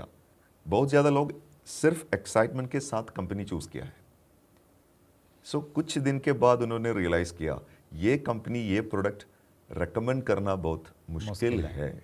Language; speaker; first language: Hindi; non-native, local second language; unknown